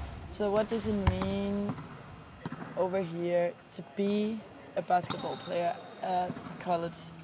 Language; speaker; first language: English; non-native, fluent; Danish